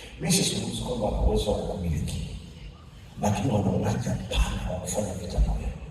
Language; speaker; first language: Swahili; non-native, local second language; Masai